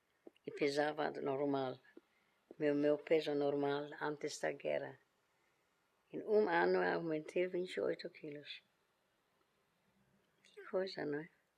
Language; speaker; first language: Portuguese; non-native, fluent; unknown